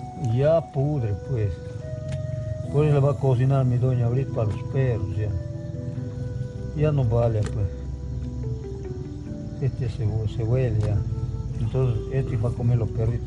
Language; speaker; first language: Spanish; native; Spanish